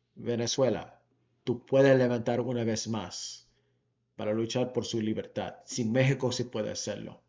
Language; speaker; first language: Spanish; early bilingual, heritage; Spanish